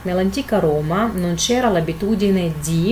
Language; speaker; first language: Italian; non-native, fluent; Russian